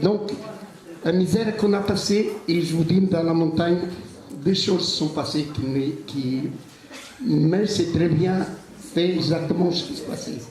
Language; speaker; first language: French; non-native, fluent; Portuguese